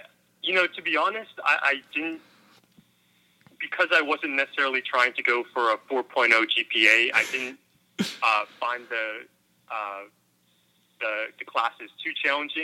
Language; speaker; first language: English; native; English